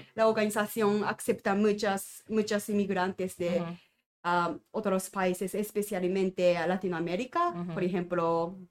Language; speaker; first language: Spanish; non-native, learner; Japanese